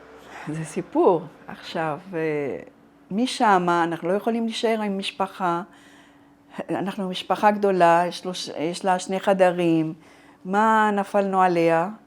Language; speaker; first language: Hebrew; non-native, fluent; Arabic